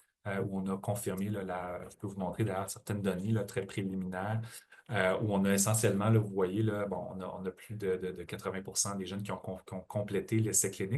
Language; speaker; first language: French; native; French